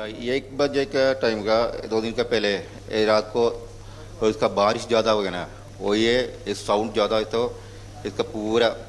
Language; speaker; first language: Hindi; non-native, local second language; Malayalam